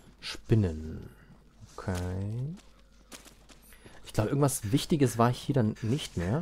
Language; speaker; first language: German; native; German